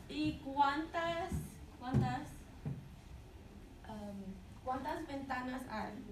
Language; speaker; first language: Spanish; non-native, fluent; English